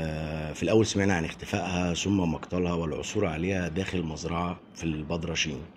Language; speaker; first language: Arabic; native; Arabic